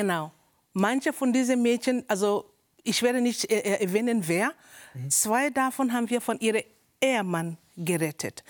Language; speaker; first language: German; non-native, learner; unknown